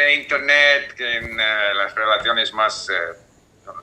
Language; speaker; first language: Spanish; non-native, fluent; English